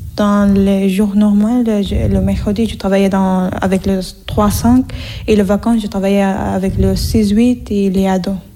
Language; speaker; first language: French; non-native, learner; Spanish